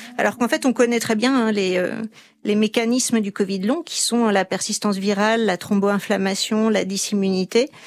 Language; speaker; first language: French; native; French